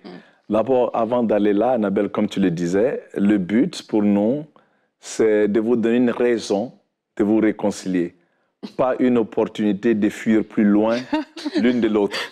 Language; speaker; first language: French; non-native, local second language; Fula